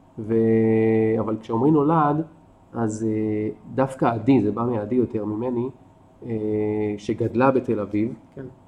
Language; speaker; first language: Hebrew; native; Hebrew